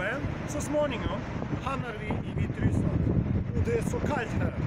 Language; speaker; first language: Swedish; non-native, fluent; Russian